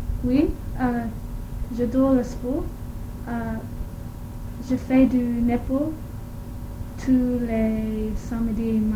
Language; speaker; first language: French; non-native, learner; English